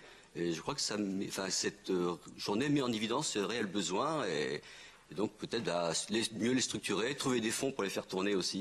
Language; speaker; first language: French; native; French